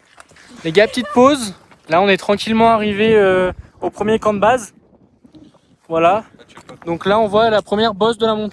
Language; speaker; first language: French; native; French